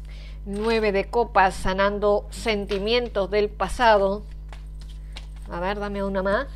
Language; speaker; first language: Spanish; native; Spanish